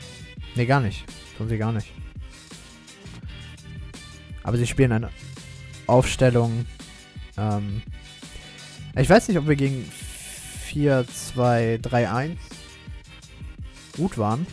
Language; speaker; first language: German; native; German